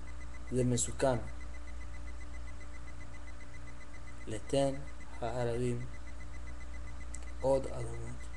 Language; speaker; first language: Hebrew; non-native, learner; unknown